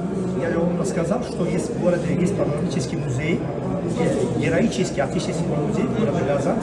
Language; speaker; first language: Russian; non-native, fluent; Turkish